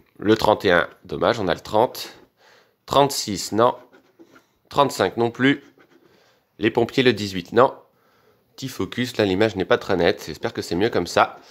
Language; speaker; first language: French; native; French